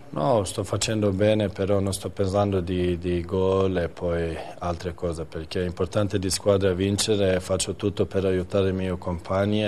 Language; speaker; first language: Italian; non-native, fluent; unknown